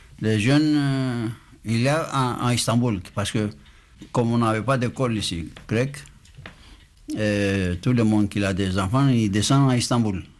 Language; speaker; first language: French; non-native, fluent; Greek